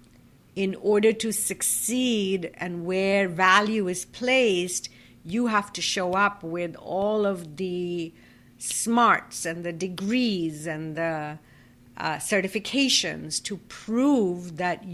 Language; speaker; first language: English; non-native, local second language; Bangla